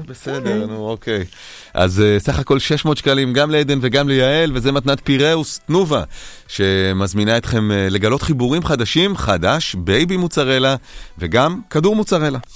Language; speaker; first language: Hebrew; native; Hebrew